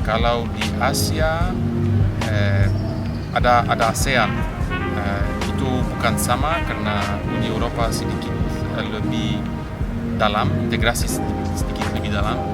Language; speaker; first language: Indonesian; non-native, fluent; Polish